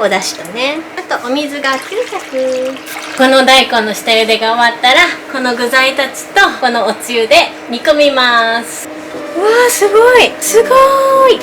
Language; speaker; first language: Japanese; native; Japanese